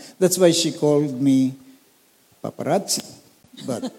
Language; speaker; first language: English; non-native, local second language; Filipino